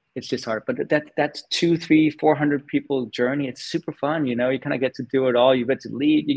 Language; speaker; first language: English; non-native, fluent; Danish